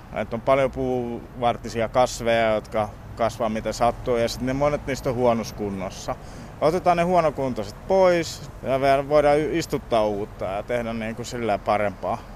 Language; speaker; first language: Finnish; early bilingual, heritage; Finnish